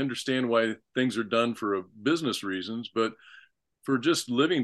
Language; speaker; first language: English; native; English